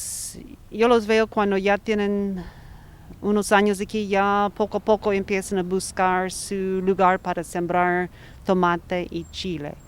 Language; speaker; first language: Spanish; non-native, fluent; English